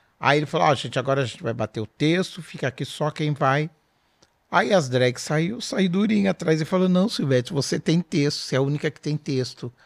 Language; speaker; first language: Portuguese; native; Portuguese